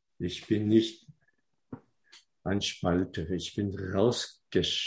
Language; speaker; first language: German; non-native, fluent; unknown